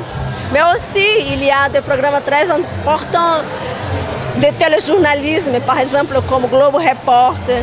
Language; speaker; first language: French; non-native, fluent; Portuguese